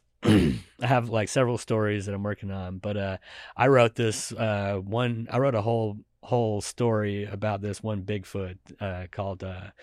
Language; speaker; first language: English; native; English